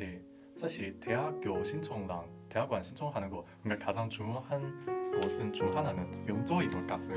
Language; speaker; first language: Korean; non-native, fluent; Chinese